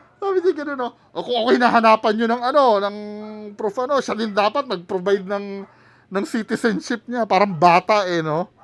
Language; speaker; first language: Filipino; native; Filipino